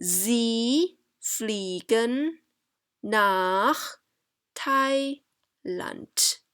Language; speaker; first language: German; non-native, fluent; Thai